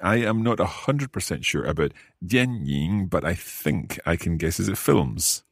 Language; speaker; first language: English; native; English